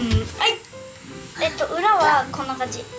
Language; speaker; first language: Japanese; native; Japanese